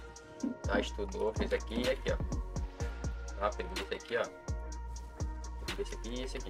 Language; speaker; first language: Portuguese; native; Portuguese